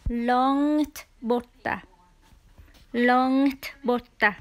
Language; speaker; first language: Swedish; non-native, fluent; Vietnamese